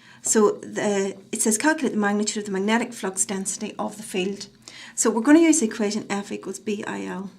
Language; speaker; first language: English; native; English